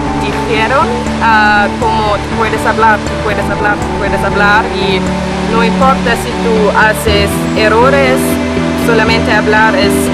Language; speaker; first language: Spanish; non-native, learner; German